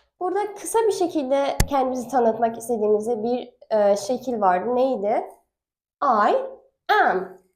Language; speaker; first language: Turkish; non-native, fluent; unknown